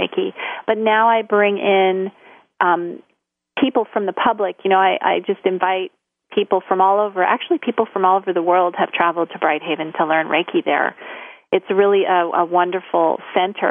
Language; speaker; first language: English; native; English